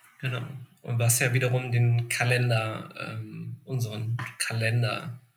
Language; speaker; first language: German; native; German